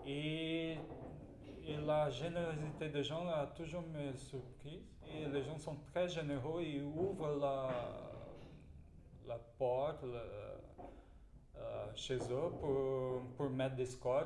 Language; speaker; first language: French; non-native, fluent; Portuguese